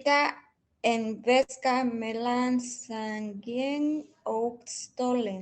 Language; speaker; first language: Swedish; non-native, learner; Spanish